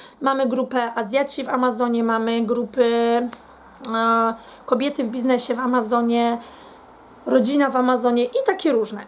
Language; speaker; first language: Polish; native; Polish